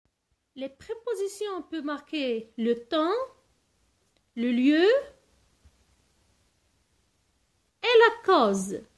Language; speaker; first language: French; non-native, local second language; Arabic